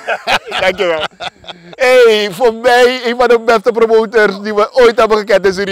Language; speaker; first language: Dutch; native; Dutch